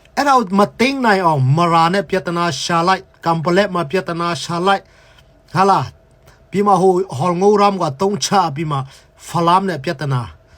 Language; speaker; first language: Burmese; non-native, local second language; Hakha Chin